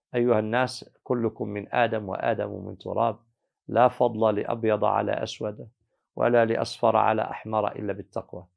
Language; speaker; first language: Arabic; native; Arabic